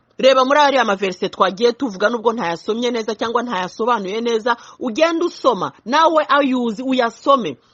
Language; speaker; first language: Kinyarwanda; early bilingual, heritage; Kinyarwanda